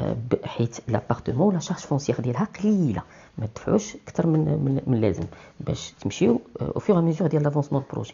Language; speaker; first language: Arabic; native; Arabic